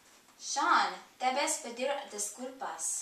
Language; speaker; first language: Spanish; non-native, learner; English